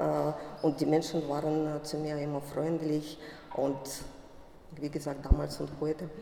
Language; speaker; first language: German; non-native, fluent; Russian